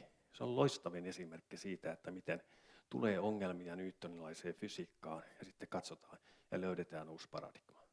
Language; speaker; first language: Finnish; native; Finnish